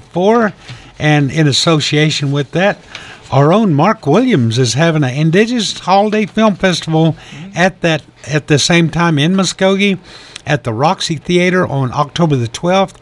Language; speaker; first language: English; native; English